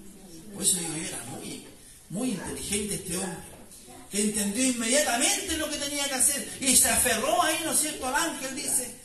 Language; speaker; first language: Spanish; native; Spanish